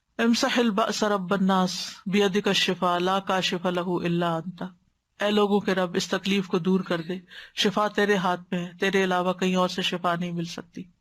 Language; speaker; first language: Urdu; native; Urdu